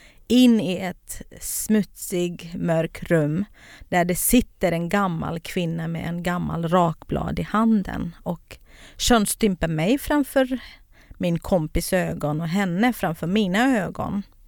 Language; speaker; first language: Swedish; non-native, fluent; Kurdish